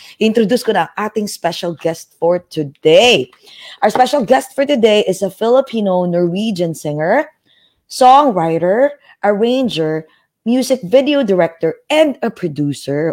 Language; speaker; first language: English; non-native, local second language; Filipino